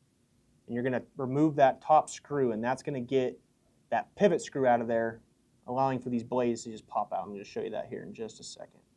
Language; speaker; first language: English; native; English